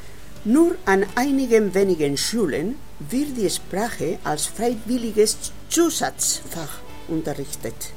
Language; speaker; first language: German; non-native, learner; Spanish